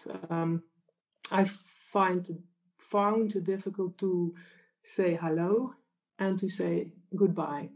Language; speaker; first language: English; non-native, fluent; Dutch